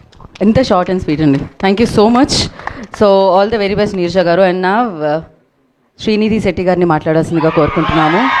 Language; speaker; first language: Telugu; native; Telugu